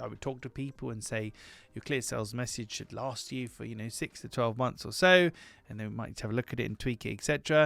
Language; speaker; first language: English; native; English